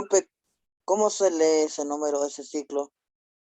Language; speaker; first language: Spanish; native; Spanish